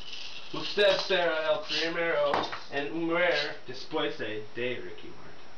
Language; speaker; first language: Spanish; non-native, learner; English